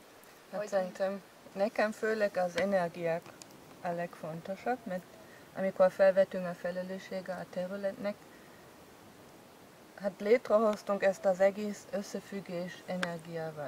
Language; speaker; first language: Hungarian; non-native, learner; German